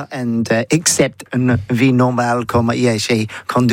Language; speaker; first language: French; non-native, learner; English